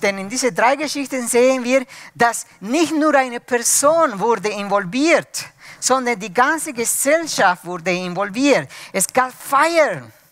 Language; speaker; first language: German; non-native, fluent; Spanish